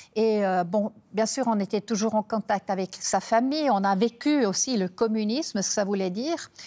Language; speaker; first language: French; non-native, fluent; German